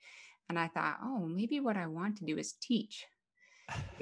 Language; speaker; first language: English; native; English